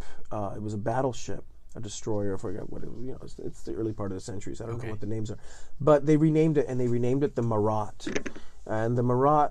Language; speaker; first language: English; non-native, fluent; Italian